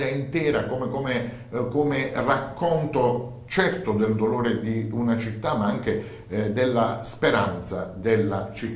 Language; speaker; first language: Italian; native; Italian